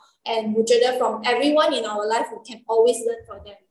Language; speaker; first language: English; non-native, local second language; Chinese